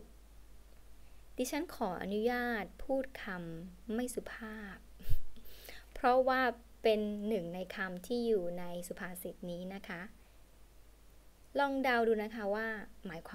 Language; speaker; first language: Thai; native; Thai